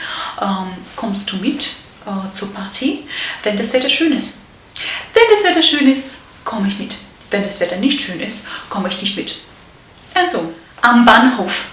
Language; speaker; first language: German; non-native, fluent; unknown